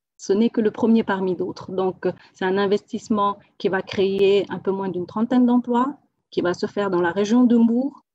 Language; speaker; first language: French; non-native, local second language; Wolof